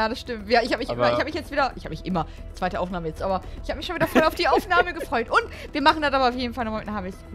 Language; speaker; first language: German; native; German